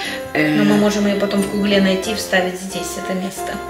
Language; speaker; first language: Russian; native; Russian